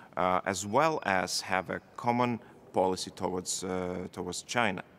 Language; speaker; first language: English; non-native, fluent; Lithuanian